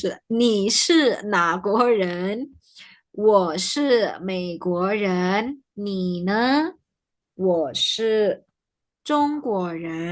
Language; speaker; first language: Chinese; non-native, fluent; Indonesian